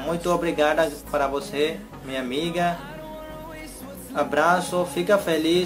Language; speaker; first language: Portuguese; non-native, learner; Hindi